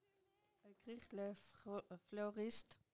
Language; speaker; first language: French; non-native, learner; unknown